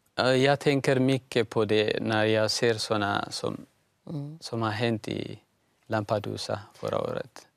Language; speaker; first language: Swedish; non-native, fluent; Tigrinya